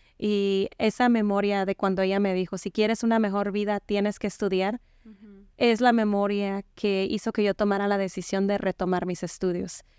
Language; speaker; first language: Spanish; non-native, local second language; Mixtepec Mixtec